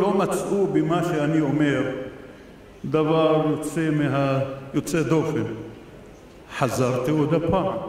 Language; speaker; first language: Hebrew; non-native, local second language; Arabic